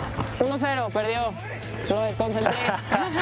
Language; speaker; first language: Spanish; native; Spanish